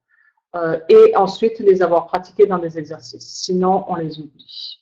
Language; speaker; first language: French; native; French